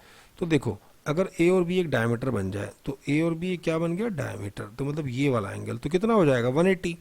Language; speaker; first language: Hindi; native; Hindi